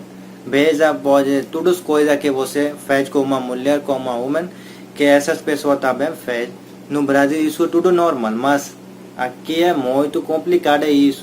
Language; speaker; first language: Portuguese; non-native, learner; Hindi